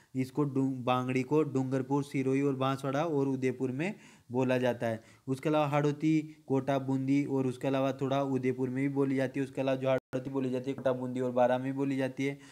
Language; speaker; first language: Hindi; native; Hindi